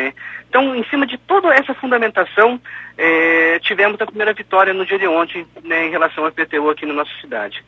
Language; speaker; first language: Portuguese; native; Portuguese